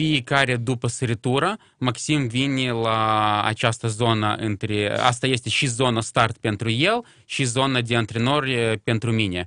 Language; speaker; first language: Romanian; non-native, local second language; Russian